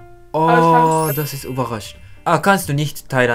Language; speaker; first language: German; non-native, learner; Japanese